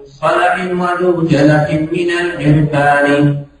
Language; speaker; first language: Arabic; native; Arabic